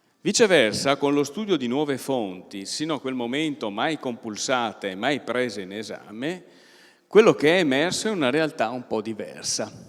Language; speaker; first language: Italian; native; Italian